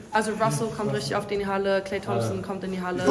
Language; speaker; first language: German; native; German